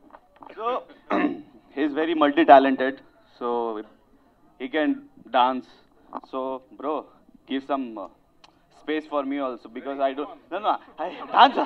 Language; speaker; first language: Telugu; non-native, learner; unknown